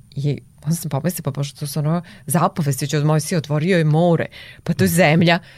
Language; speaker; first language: Serbian; non-native, local second language; Hungarian